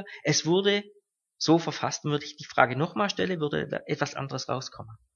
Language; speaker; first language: German; native; German